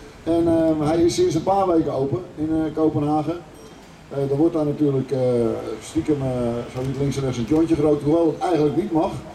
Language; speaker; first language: Dutch; native; Dutch